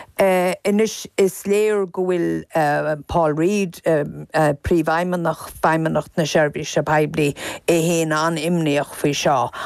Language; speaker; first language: Irish; native; Irish